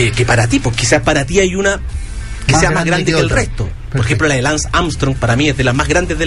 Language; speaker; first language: Spanish; native; Spanish